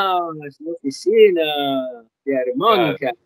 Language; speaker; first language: Spanish; non-native, learner; Italian